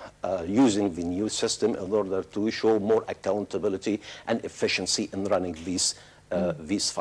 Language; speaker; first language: English; non-native, fluent; Arabic